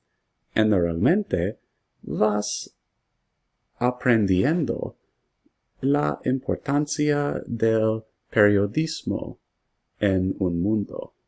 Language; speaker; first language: Spanish; non-native, learner; English